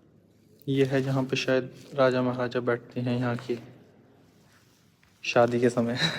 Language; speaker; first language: Hindi; native; Hindi